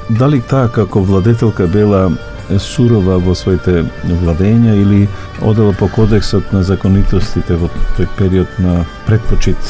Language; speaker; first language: Macedonian; native; Macedonian